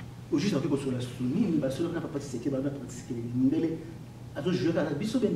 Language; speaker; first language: French; non-native, local second language; Lingala